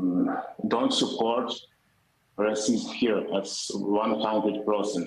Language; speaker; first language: English; non-native, learner; Ukrainian